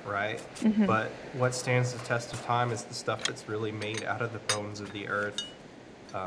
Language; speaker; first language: English; native; English